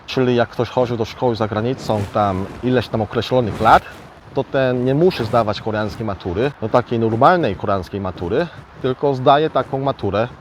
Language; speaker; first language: Polish; early bilingual, other home language; Korean